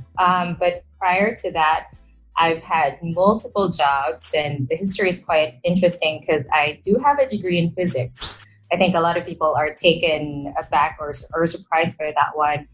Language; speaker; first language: English; non-native, local second language; Filipino